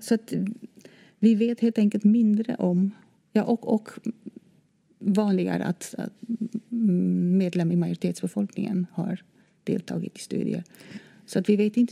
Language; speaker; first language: Swedish; non-native, fluent; Dutch